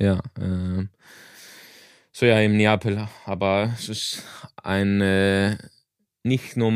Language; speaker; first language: German; non-native, learner; Danish